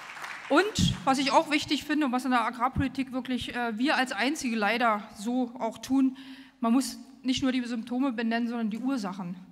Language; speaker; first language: German; native; German